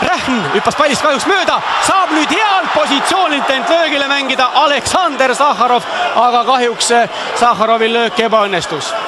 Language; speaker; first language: Estonian; native; Estonian